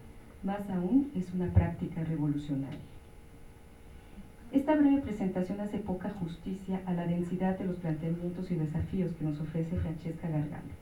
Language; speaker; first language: Spanish; native; Spanish